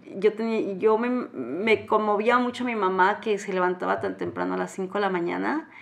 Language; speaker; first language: Spanish; native; Spanish